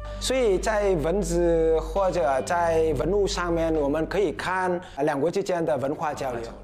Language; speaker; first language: Chinese; non-native, fluent; Vietnamese